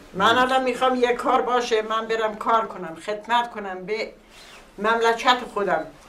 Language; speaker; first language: Persian; non-native, local second language; Assyrian Neo-Aramaic